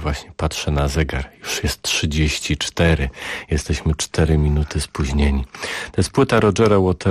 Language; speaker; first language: Polish; native; Polish